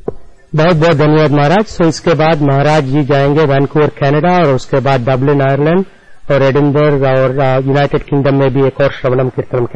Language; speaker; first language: Hindi; native; Hindi